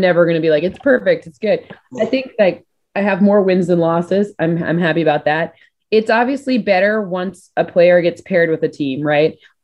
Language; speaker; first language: English; native; English